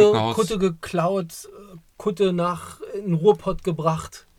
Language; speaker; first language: German; native; German